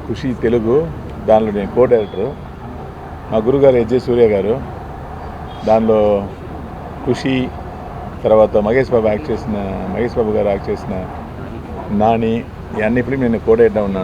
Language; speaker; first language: Telugu; non-native, learner; Tamil